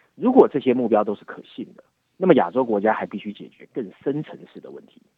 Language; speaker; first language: Chinese; native; Chinese